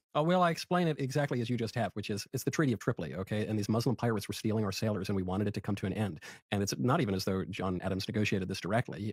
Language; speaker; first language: English; native; English